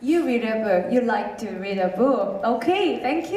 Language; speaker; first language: English; non-native, learner; Korean